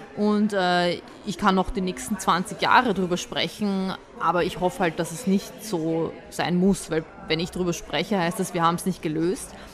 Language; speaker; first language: German; early bilingual, other home language; Bosnian